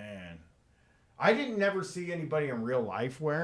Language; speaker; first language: English; native; English